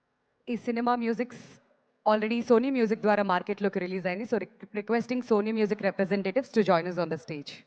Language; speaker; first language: Telugu; native; Telugu